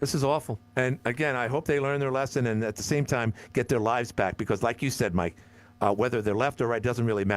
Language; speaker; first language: English; native; English